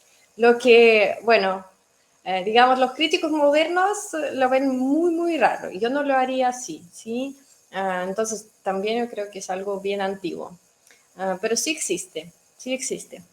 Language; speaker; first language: Spanish; non-native, fluent; Russian